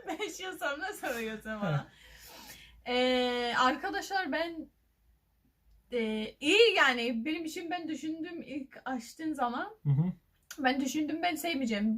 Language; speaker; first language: Turkish; non-native, learner; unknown